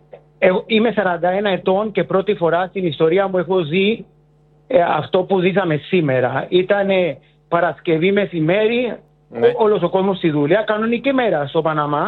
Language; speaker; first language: Greek; early bilingual, heritage; Greek